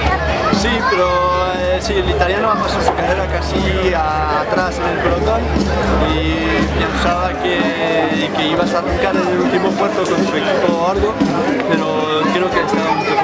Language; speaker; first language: Spanish; non-native, learner; French